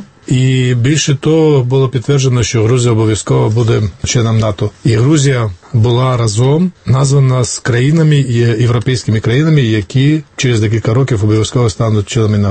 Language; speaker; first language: Ukrainian; non-native, fluent; Georgian